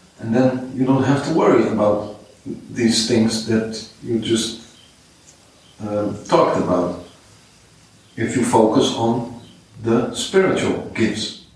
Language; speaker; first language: English; non-native, fluent; Dutch